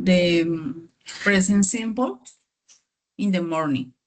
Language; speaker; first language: English; non-native, learner; Spanish